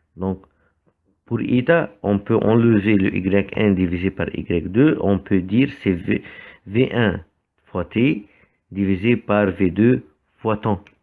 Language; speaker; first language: French; non-native, fluent; Arabic